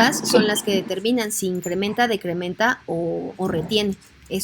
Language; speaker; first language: Spanish; native; Spanish